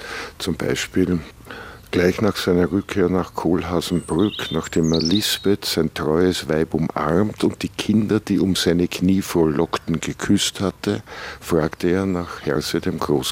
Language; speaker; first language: German; native; German